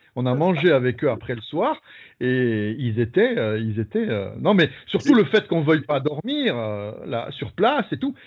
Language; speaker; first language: French; native; French